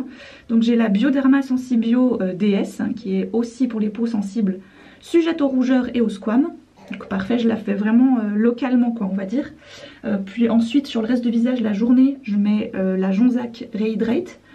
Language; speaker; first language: French; native; French